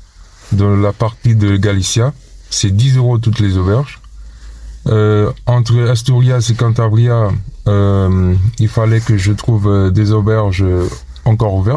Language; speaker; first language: French; non-native, fluent; Portuguese